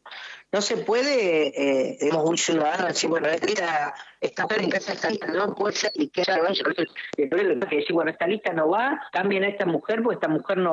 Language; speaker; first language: Spanish; native; Spanish